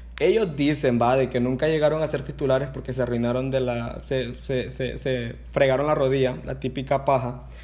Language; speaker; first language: Spanish; non-native, local second language; English